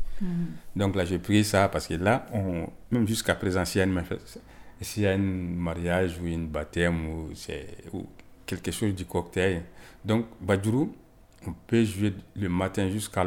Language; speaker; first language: French; non-native, local second language; Bambara